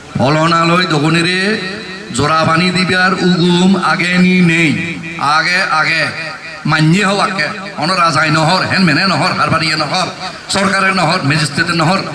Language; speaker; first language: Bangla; non-native, local second language; Chakma